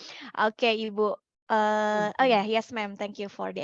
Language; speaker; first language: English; non-native, fluent; Indonesian